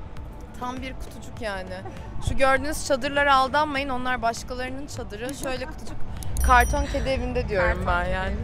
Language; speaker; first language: Turkish; native; Turkish